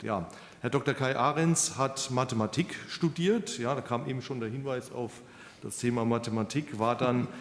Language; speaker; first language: German; native; German